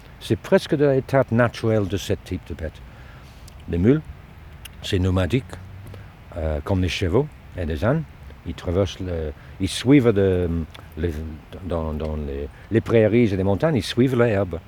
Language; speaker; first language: French; non-native, learner; English